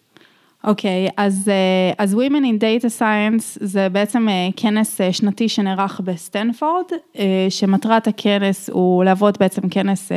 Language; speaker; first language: Hebrew; native; Hebrew